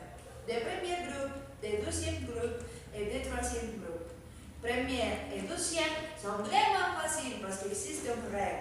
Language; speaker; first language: French; non-native, fluent; Spanish